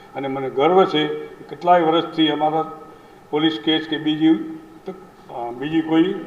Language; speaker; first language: Gujarati; non-native, local second language; Sindhi